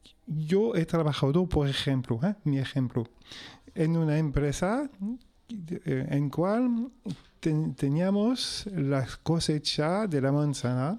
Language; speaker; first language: Spanish; non-native, fluent; French